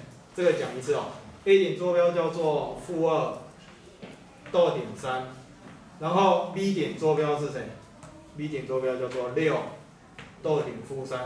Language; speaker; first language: Chinese; native; Chinese